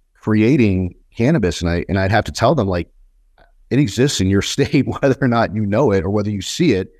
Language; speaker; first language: English; native; English